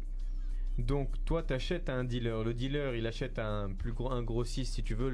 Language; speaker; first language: French; native; French